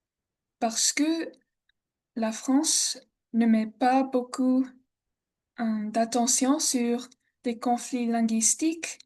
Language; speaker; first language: French; non-native, learner; English